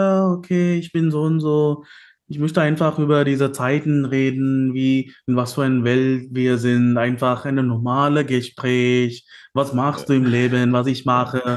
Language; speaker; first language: German; non-native, fluent; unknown